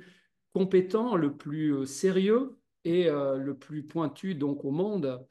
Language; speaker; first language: French; native; French